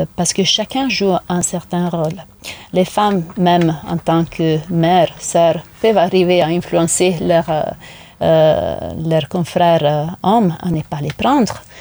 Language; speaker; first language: French; non-native, fluent; Italian